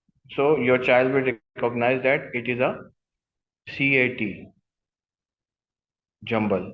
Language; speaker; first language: English; non-native, learner; Urdu